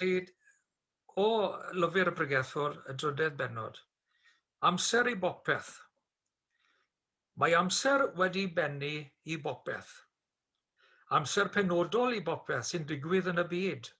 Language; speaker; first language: Welsh; native; Welsh